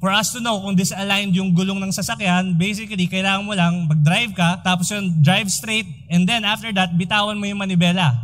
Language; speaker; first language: English; non-native, local second language; Filipino